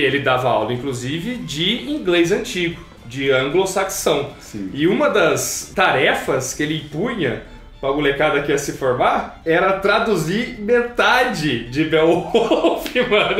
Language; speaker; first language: Portuguese; native; Portuguese